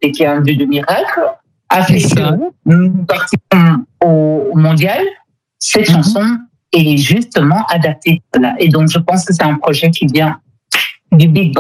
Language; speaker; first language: French; non-native, local second language; Lingala